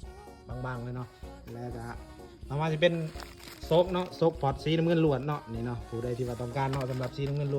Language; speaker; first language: Thai; non-native, local second language; Lao